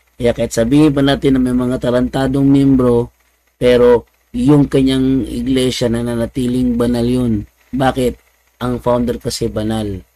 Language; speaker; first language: Filipino; non-native, local second language; Cebuano